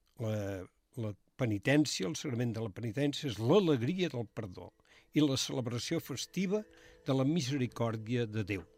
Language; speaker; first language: Catalan; native; Catalan